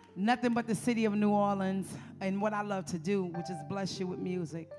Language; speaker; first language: English; native; English